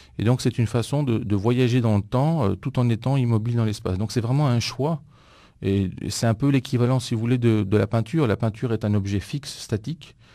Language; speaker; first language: French; non-native, fluent; Greek